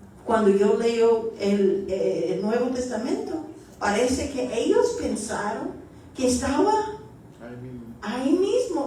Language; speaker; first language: Spanish; early bilingual, heritage; Spanish